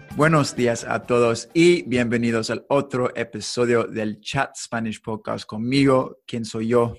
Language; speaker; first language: Spanish; non-native, fluent; English